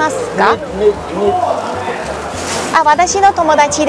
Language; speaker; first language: Japanese; non-native, learner; Cantonese